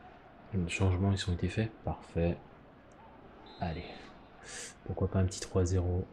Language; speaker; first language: French; native; French